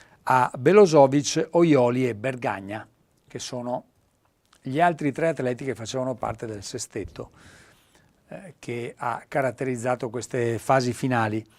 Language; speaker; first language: Italian; native; Italian